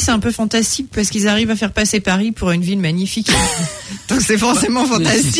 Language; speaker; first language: French; native; French